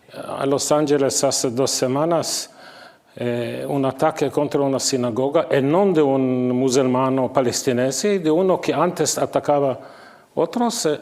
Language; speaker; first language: Spanish; non-native, fluent; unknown